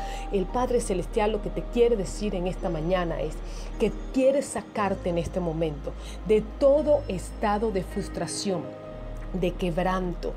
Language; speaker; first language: Spanish; native; Spanish